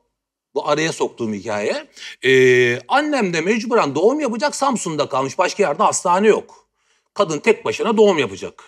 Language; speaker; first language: Turkish; native; Turkish